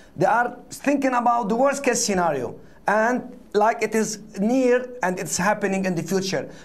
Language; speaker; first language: English; non-native, fluent; Arabic